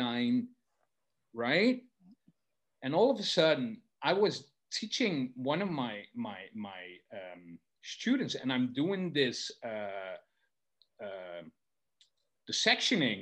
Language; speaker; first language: English; non-native, fluent; Dutch